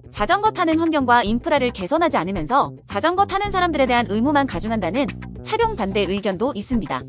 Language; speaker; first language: Korean; native; Korean